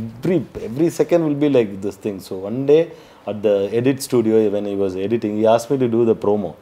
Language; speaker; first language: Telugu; non-native, learner; Tamil